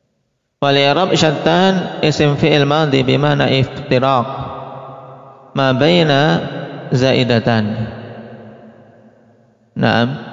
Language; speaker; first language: Arabic; non-native, fluent; Indonesian